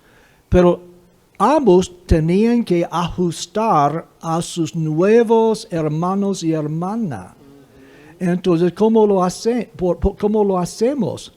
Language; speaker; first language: Spanish; non-native, fluent; English